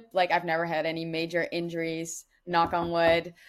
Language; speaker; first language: English; non-native, fluent; Dutch